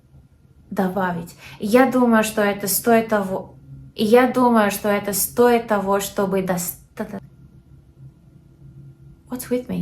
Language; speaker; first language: Russian; non-native, learner; English